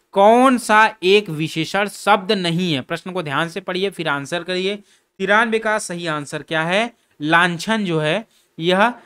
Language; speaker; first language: Hindi; native; Hindi